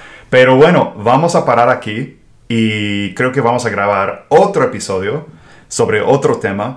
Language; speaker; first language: Spanish; non-native, fluent; English